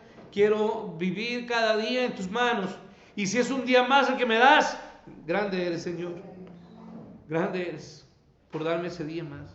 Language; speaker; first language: Spanish; native; Spanish